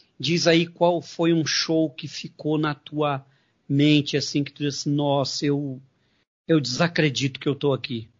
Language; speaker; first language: Portuguese; native; Portuguese